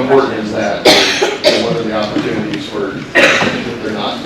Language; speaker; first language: English; native; English